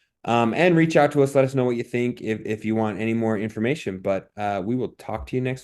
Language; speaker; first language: English; native; English